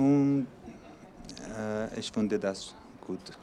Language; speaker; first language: German; non-native, learner; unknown